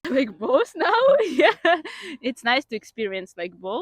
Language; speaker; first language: English; non-native, fluent; Ukrainian